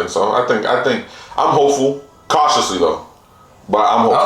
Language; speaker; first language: English; native; English